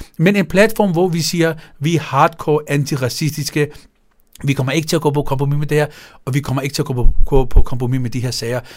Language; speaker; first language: Danish; early bilingual, other home language; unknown